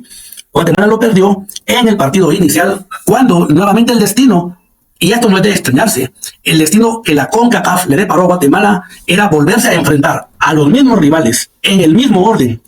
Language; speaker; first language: Spanish; native; Spanish